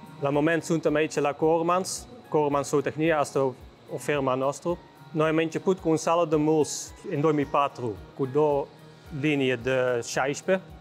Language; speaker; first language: Romanian; non-native, fluent; Dutch